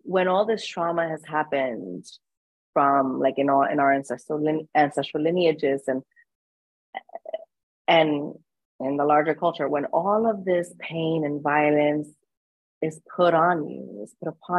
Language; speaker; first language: English; native; English